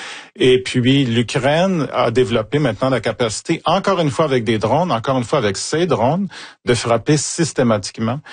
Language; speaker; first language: French; native; French